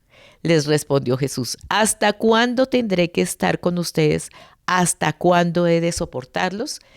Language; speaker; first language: Spanish; native; Spanish